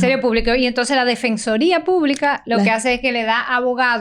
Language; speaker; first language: Spanish; native; Spanish